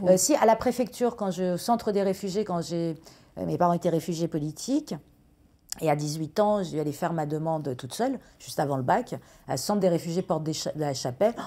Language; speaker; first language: French; early bilingual, other home language; Persian